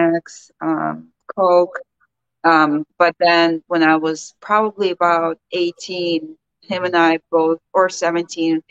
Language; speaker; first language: English; early bilingual, other home language; Ukrainian